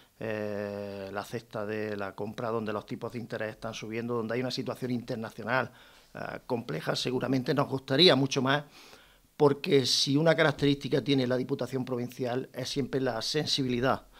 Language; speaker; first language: Spanish; native; Spanish